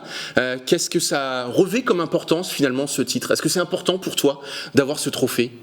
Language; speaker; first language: French; native; French